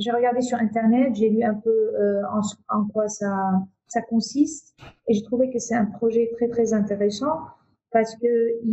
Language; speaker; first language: French; non-native, local second language; Arabic